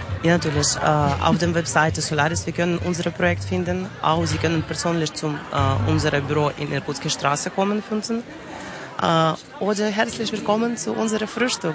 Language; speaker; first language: German; non-native, learner; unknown